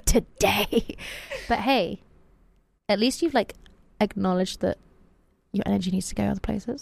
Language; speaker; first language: English; native; English